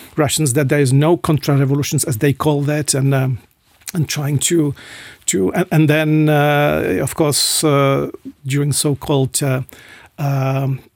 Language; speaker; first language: English; non-native, fluent; Czech